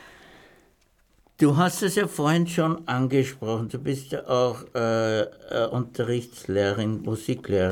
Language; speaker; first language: German; native; German